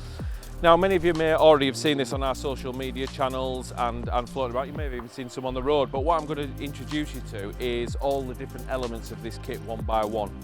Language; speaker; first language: English; native; English